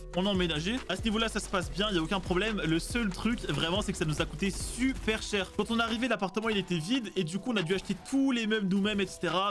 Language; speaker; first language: French; native; French